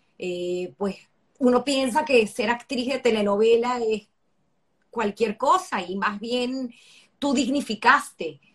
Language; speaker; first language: Spanish; native; Spanish